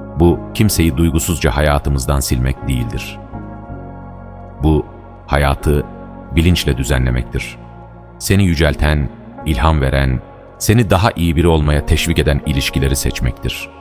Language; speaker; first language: Turkish; native; Turkish